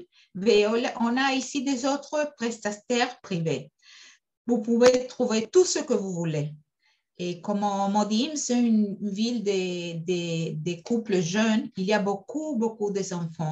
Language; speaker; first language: French; non-native, fluent; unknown